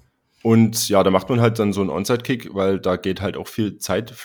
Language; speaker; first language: German; native; German